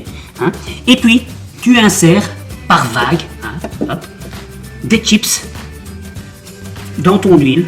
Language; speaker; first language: French; native; French